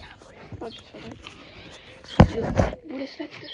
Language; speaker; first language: French; native; French